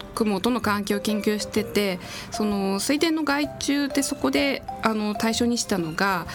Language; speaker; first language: Japanese; native; Japanese